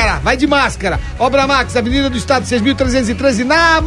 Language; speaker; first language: Portuguese; native; Portuguese